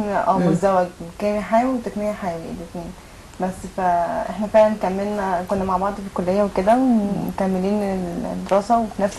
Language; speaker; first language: Arabic; native; Arabic